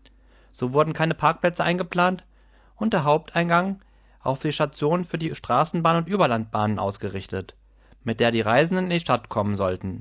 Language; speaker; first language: German; native; German